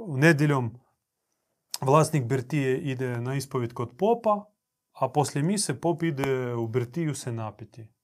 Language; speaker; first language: Croatian; native; Croatian